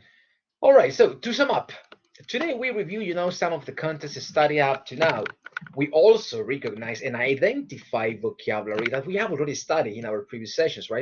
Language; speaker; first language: English; non-native, fluent; Spanish